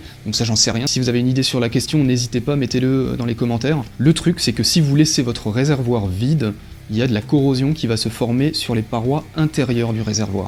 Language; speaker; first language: French; native; French